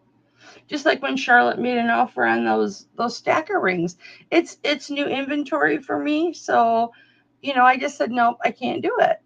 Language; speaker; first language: English; native; English